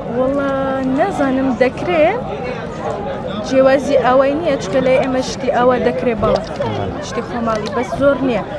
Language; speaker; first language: Central Kurdish; non-native, local second language; Kurdish